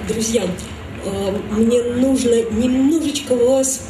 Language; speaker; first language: Russian; native; Russian